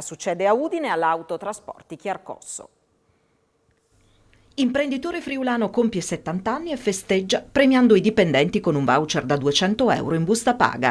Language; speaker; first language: Italian; native; Italian